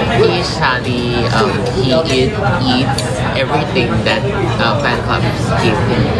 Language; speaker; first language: English; non-native, learner; Thai